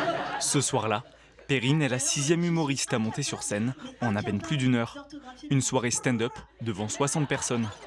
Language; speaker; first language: French; native; French